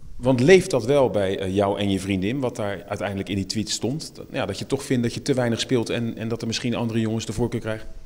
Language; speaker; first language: Dutch; native; Dutch